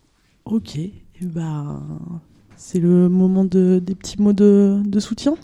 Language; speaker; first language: French; native; French